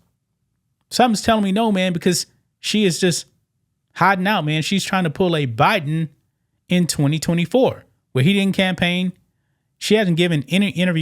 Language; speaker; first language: English; native; English